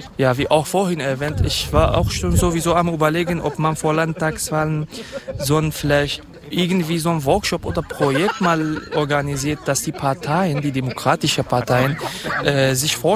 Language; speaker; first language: German; non-native, fluent; Kurdish